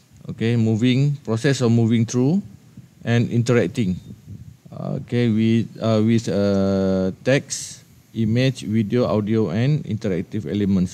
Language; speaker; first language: English; non-native, local second language; Malay